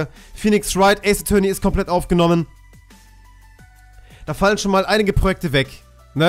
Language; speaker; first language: German; native; German